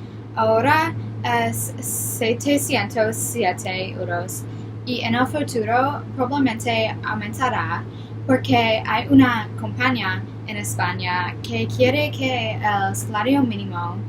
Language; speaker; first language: Spanish; non-native, learner; English